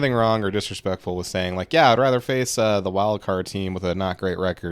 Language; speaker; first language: English; native; English